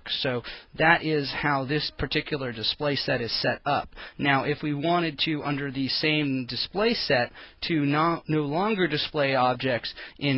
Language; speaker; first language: English; native; English